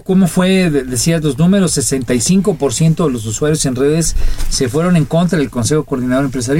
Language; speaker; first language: Spanish; native; Spanish